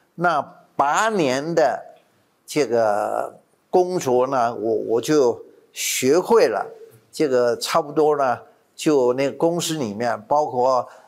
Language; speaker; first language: Chinese; native; Chinese